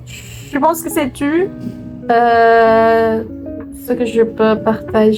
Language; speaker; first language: French; non-native, learner; Indonesian